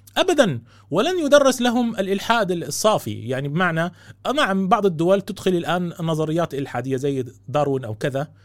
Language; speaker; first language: Arabic; native; Arabic